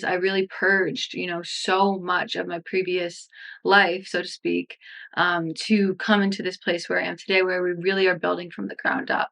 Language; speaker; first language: English; native; English